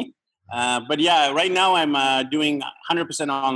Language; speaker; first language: English; native; English